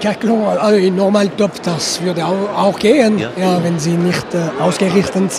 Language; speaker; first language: German; non-native, local second language; French